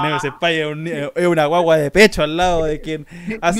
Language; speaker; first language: Spanish; native; Spanish